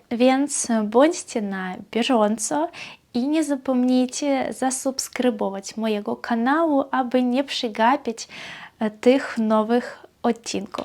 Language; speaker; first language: Polish; non-native, fluent; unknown